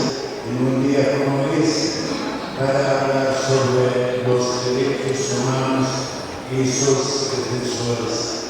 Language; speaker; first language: Spanish; non-native, fluent; Arabic